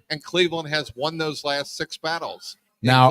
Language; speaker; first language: English; native; English